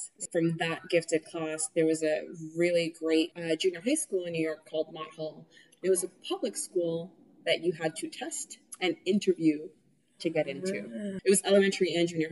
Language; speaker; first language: English; early bilingual, other home language; Spanish